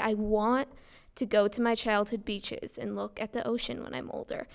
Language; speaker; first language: English; native; English